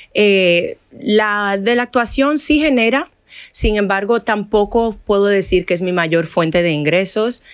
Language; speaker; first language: Spanish; non-native, fluent; Haitian Creole